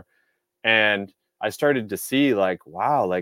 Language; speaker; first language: English; native; English